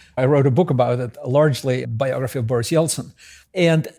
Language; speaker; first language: English; early bilingual, other home language; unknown